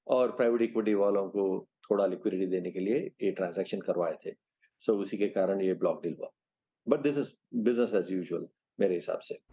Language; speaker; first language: Hindi; non-native, local second language; Telugu